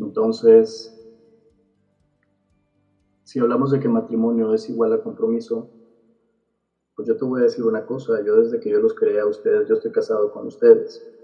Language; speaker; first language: Spanish; native; Spanish